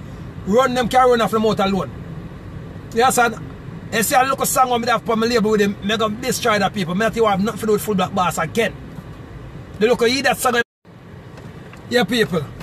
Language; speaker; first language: English; native; English